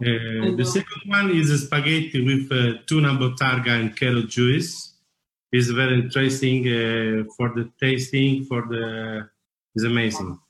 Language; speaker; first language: English; non-native, learner; Italian